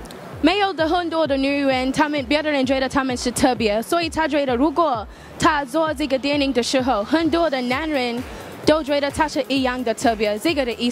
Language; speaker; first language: Chinese; non-native, learner; English